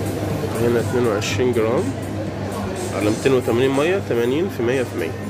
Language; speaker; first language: Arabic; native; Arabic